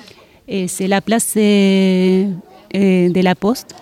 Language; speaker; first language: French; non-native, learner; Spanish